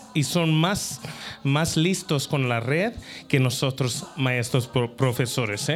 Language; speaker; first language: Spanish; non-native, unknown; English